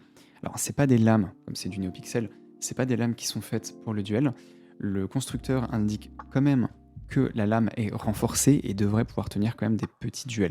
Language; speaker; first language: French; native; French